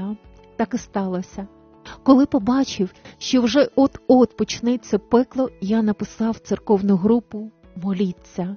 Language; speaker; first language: Ukrainian; native; Ukrainian